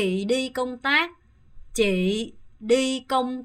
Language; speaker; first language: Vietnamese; non-native, fluent; Korean